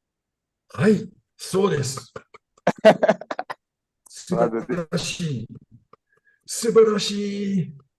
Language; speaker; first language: Japanese; non-native, learner; English